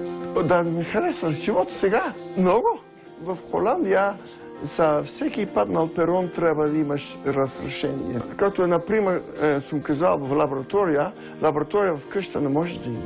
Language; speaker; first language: Bulgarian; non-native, fluent; Dutch